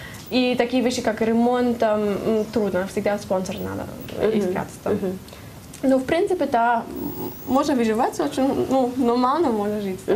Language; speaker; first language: Russian; non-native, learner; German